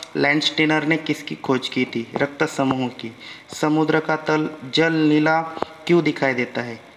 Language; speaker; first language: Hindi; non-native, local second language; Marathi